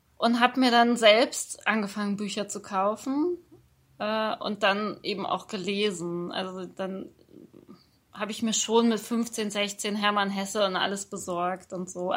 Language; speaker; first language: German; early bilingual, other home language; Persian